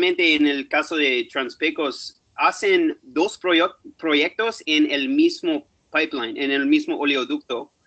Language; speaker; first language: Spanish; non-native, fluent; English